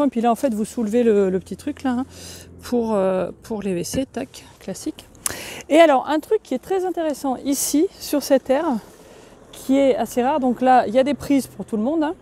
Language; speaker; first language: French; native; French